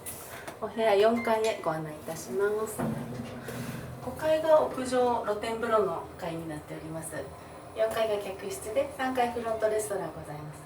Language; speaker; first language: Japanese; native; Japanese